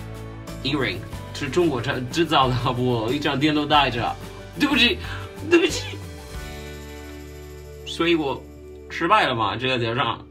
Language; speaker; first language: Chinese; non-native, fluent; Spanish